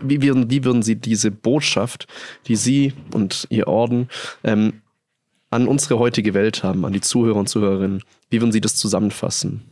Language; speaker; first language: German; native; German